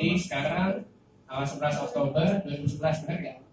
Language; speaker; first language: Indonesian; native; Indonesian